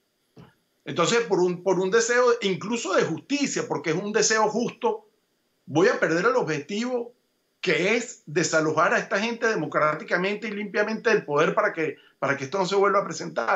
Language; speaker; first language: Spanish; native; Spanish